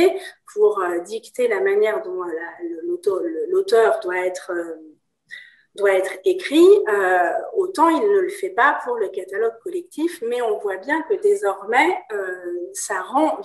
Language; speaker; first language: French; native; French